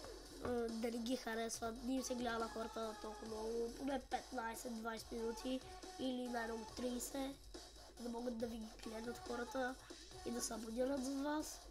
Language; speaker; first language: Bulgarian; non-native, local second language; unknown